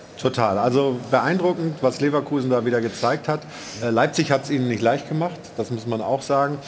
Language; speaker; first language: German; native; German